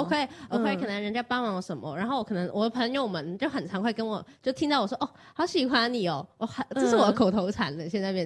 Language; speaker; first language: Chinese; native; Chinese